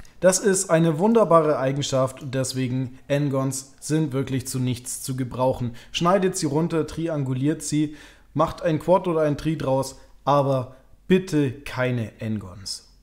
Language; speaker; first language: German; native; German